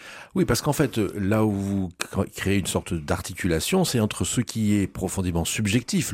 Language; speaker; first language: French; native; French